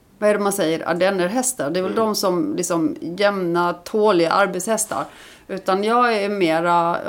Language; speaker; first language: Swedish; early bilingual, other home language; Icelandic